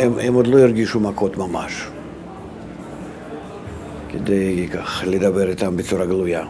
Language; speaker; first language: Hebrew; non-native, fluent; Russian